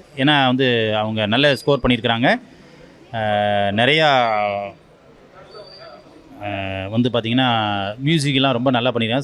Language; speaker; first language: Tamil; native; Tamil